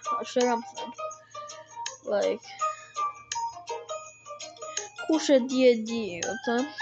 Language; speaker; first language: Albanian; early bilingual, heritage; Albanian